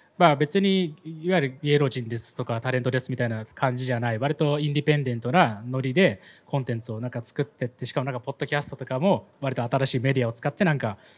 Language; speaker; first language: Japanese; native; Japanese